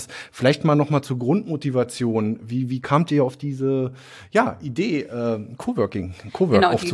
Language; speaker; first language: German; native; German